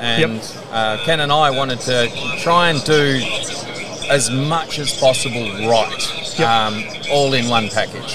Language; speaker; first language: English; native; English